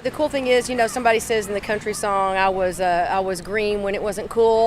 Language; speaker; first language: English; native; English